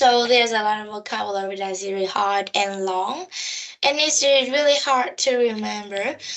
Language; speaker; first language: English; non-native, learner; Vietnamese